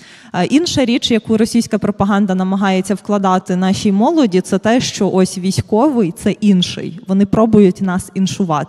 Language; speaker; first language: Ukrainian; native; Ukrainian